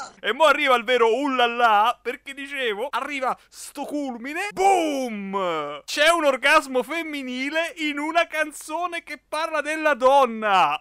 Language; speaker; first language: Italian; native; Italian